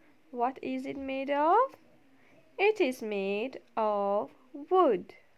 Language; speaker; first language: English; non-native, local second language; Morisyen